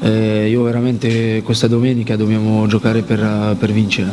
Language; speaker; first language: Italian; non-native, fluent; French